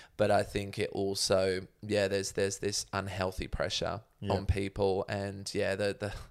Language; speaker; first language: English; native; English